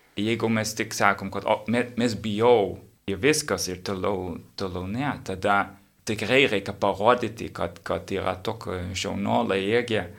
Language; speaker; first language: Lithuanian; non-native, learner; English